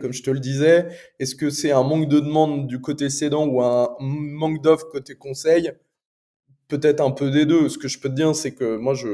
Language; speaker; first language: French; native; French